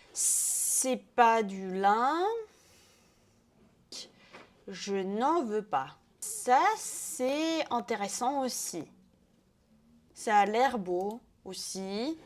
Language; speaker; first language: French; non-native, fluent; Russian